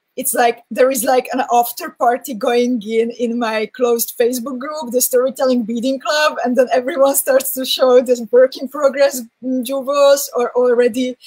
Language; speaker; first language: English; non-native, fluent; Hungarian